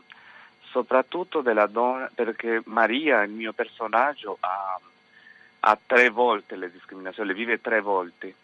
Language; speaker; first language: Italian; non-native, fluent; Spanish